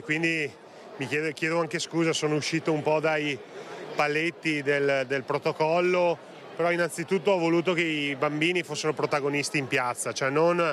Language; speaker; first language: Italian; native; Italian